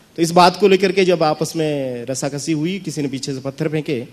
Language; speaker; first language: Hindi; native; Hindi